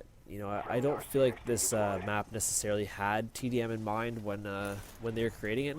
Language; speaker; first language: English; native; English